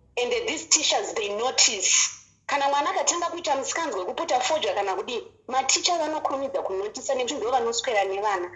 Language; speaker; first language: Shona; early bilingual, other home language; Nyanja